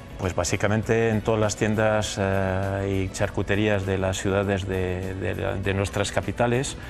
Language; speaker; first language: Spanish; early bilingual, heritage; Spanish